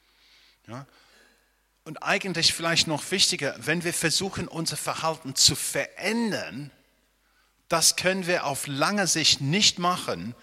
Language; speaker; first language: German; non-native, fluent; English